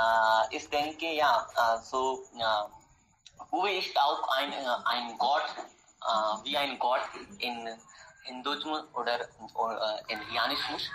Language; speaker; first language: German; non-native, learner; Hindi